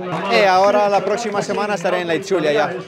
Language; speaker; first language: Spanish; native; Spanish